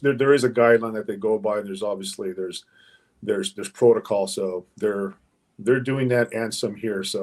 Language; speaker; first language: English; early bilingual, other home language; Spanish